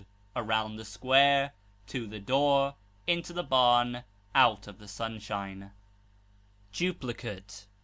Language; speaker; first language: English; native; English